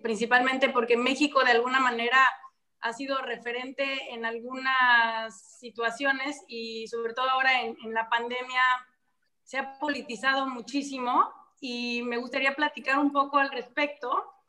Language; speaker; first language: Spanish; native; Spanish